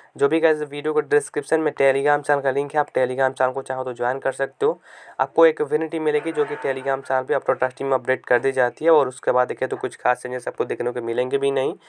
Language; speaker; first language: Hindi; native; Hindi